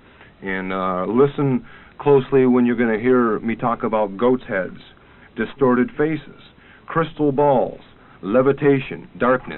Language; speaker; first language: English; native; English